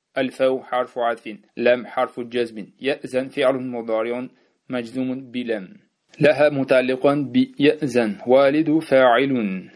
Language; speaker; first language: Arabic; non-native, fluent; Uzbek